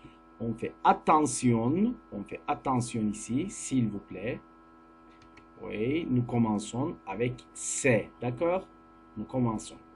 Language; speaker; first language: French; non-native, fluent; Turkish